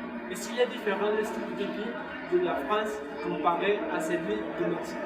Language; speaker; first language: French; non-native, learner; Spanish